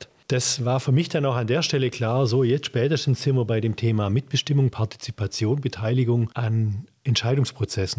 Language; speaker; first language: German; native; German